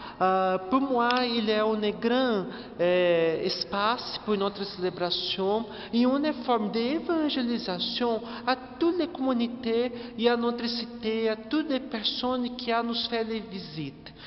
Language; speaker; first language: French; non-native, learner; Portuguese